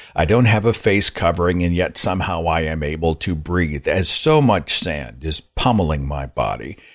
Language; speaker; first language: English; native; English